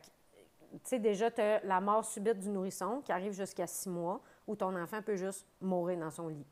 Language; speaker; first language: French; native; French